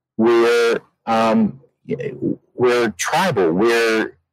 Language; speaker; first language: English; native; English